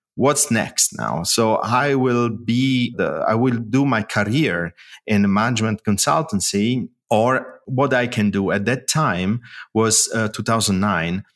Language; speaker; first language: English; non-native, fluent; Italian